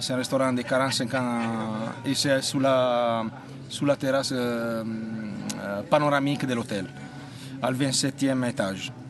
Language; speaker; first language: French; non-native, fluent; Italian